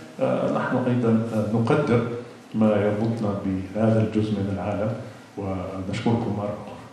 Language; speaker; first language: Arabic; non-native, fluent; Russian